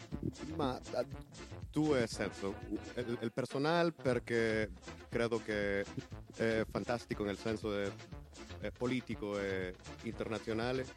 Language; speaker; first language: Italian; non-native, learner; Spanish